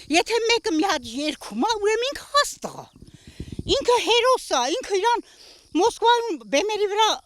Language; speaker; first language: Armenian; native; Armenian